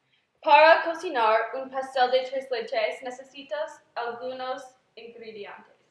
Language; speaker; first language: Spanish; non-native, learner; English